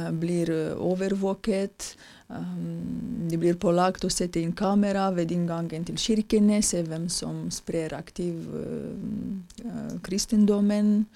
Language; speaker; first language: Norwegian; non-native, fluent; Romanian